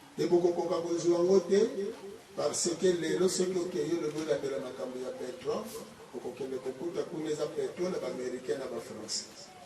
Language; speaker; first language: Lingala; non-native, local second language; Kongo